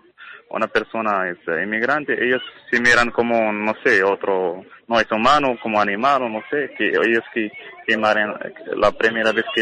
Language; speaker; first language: Spanish; non-native, learner; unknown